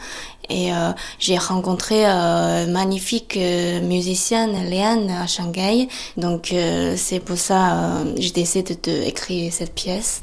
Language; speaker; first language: French; non-native, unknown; Chinese